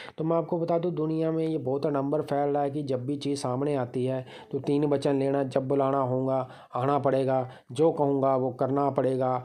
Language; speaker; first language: Hindi; native; Hindi